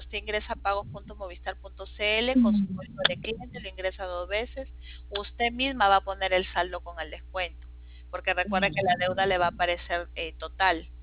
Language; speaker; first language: Spanish; native; Spanish